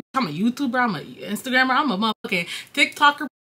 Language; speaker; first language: English; native; English